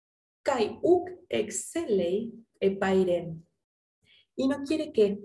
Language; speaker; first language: Spanish; native; Spanish